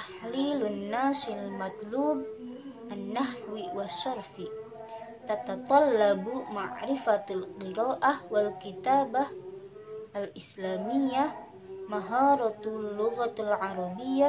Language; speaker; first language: Arabic; non-native, learner; Indonesian